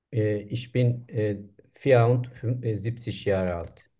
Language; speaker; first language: German; non-native, learner; Turkish